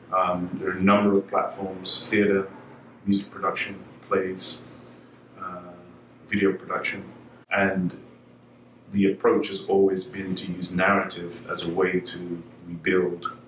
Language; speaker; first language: English; native; English